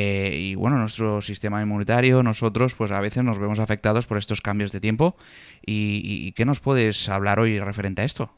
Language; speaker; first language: Spanish; native; Spanish